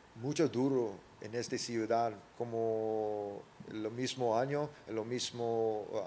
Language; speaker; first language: Spanish; early bilingual, other home language; English